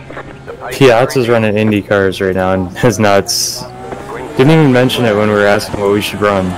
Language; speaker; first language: English; native; English